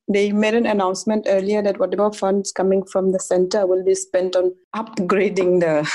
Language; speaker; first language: English; non-native, local second language; Adi